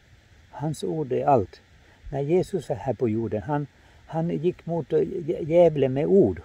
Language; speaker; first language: Swedish; non-native, fluent; Finnish